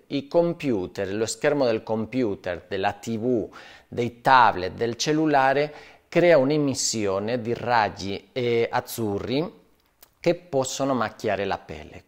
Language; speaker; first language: Italian; non-native, fluent; Spanish